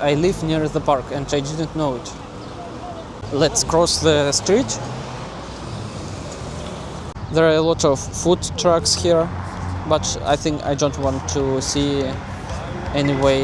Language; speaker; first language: English; non-native, learner; Russian